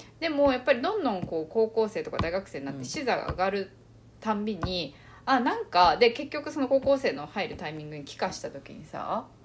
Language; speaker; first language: Japanese; early bilingual, other home language; Chinese